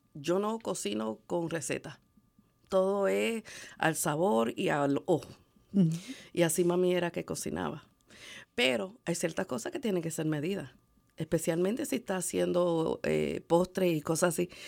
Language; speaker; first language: Spanish; early bilingual, heritage; Spanish